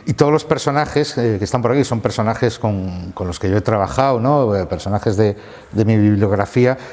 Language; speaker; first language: Spanish; native; Spanish